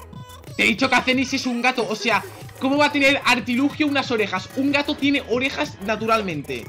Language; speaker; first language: Spanish; native; Spanish